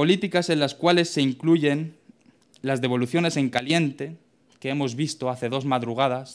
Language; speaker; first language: Spanish; native; Spanish